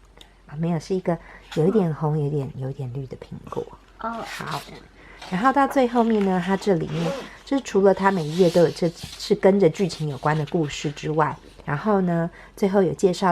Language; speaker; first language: Chinese; native; Chinese